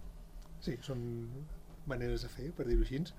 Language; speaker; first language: Catalan; native; Catalan